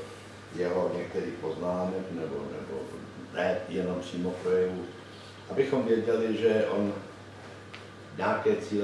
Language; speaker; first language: Czech; native; Czech